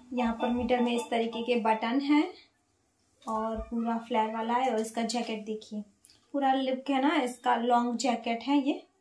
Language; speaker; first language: Hindi; non-native, local second language; Gujarati